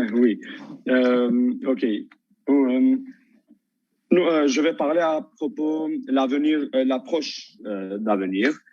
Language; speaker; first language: French; non-native, local second language; Armenian